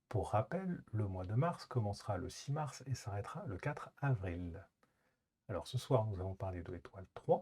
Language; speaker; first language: French; native; French